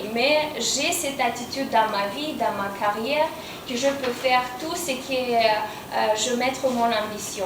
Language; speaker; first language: French; non-native, fluent; Romanian